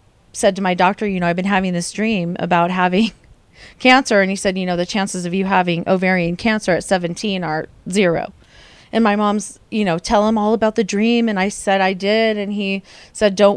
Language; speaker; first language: English; native; English